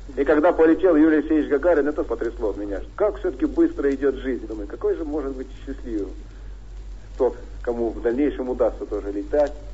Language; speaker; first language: Russian; native; Russian